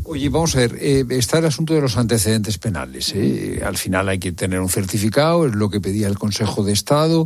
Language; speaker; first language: Spanish; native; Spanish